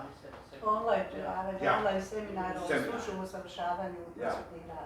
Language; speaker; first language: Bosnian; native; Bosnian